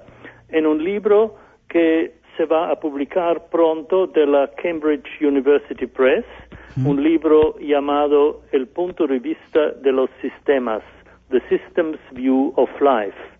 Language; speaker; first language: Spanish; non-native, fluent; German